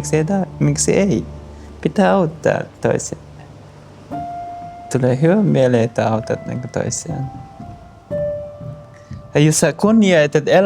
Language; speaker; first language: Finnish; non-native, learner; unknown